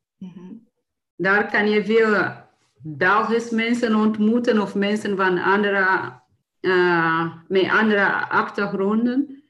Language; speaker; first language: Dutch; non-native, learner; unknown